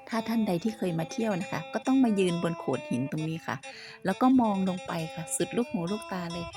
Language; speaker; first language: Thai; native; Thai